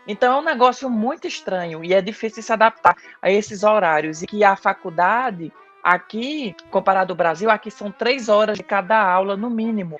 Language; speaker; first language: Portuguese; native; Portuguese